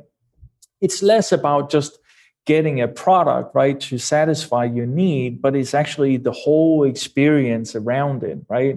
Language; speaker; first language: English; non-native, fluent; Danish